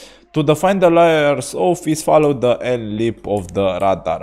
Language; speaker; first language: English; non-native, learner; Romanian